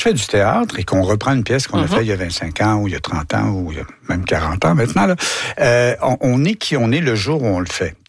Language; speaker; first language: French; native; French